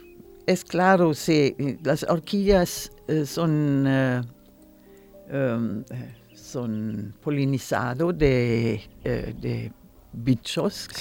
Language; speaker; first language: Spanish; non-native, learner; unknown